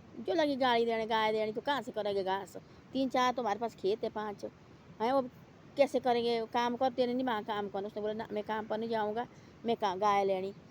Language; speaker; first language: Hindi; non-native, local second language; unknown